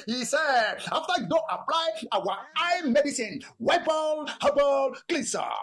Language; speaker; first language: Nigerian Pidgin; non-native, local second language; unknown